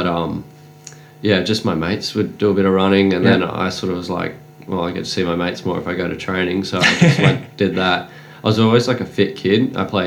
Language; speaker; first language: English; native; English